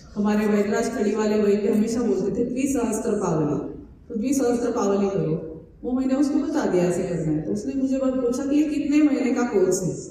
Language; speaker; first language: Hindi; non-native, local second language; Marathi